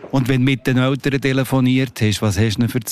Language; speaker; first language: German; native; German